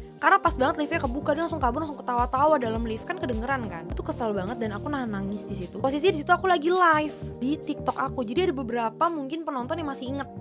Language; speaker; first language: Indonesian; native; Indonesian